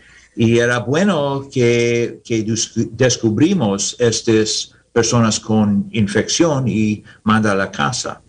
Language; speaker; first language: Spanish; non-native, learner; English